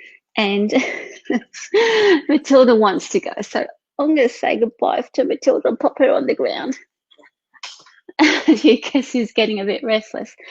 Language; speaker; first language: English; native; English